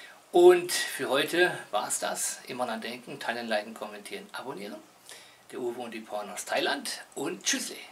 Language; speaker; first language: German; native; German